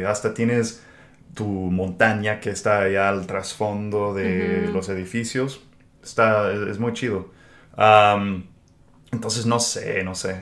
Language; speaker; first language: Spanish; non-native, fluent; English